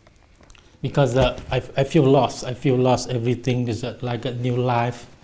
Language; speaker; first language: English; non-native, learner; Thai